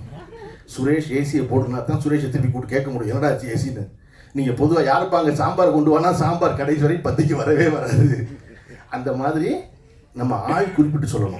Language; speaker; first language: Tamil; native; Tamil